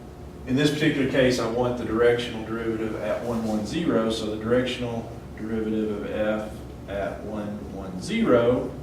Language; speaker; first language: English; native; English